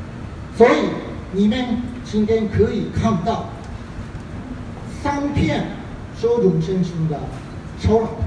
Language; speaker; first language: Chinese; non-native, fluent; Japanese